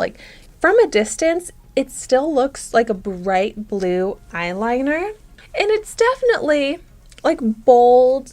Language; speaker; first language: English; native; English